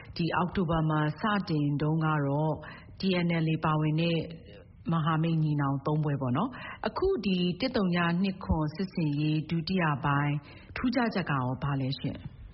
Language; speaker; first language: Burmese; native; Burmese